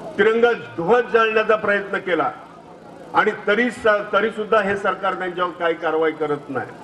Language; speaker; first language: Marathi; native; Marathi